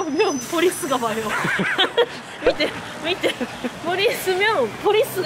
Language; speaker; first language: Korean; non-native, learner; Japanese